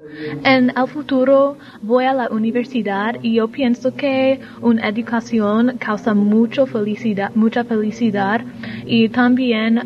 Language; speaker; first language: Spanish; non-native, learner; English